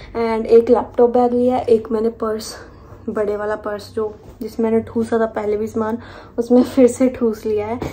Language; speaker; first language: Hindi; non-native, local second language; Punjabi